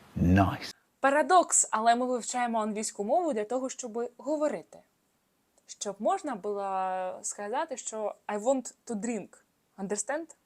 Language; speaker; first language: Ukrainian; non-native, local second language; Russian